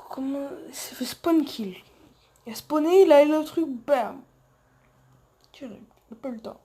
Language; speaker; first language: French; native; French